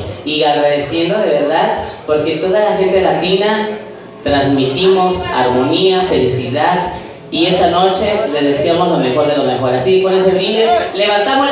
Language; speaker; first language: Spanish; native; Spanish